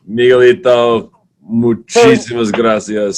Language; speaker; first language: Spanish; non-native, fluent; English